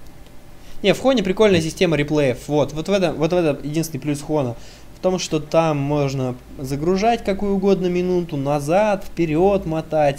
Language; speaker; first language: Russian; native; Russian